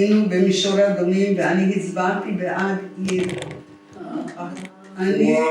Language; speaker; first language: Hebrew; non-native, fluent; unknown